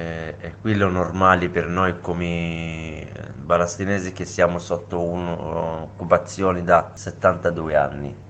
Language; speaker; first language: Italian; non-native, learner; Arabic